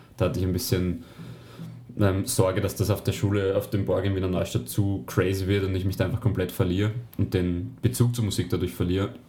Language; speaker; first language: German; native; German